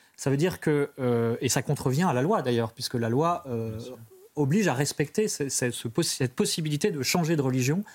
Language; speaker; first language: French; native; French